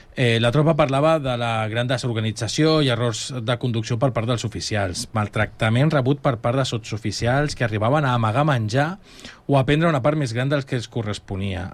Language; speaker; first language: Catalan; native; Catalan